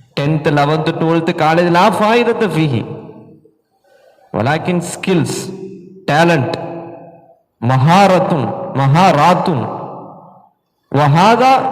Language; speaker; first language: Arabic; non-native, fluent; Tamil